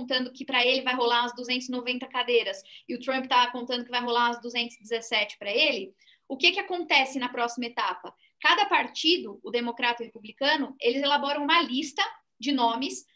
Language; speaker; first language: Portuguese; native; Portuguese